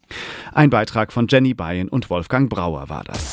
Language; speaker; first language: German; native; German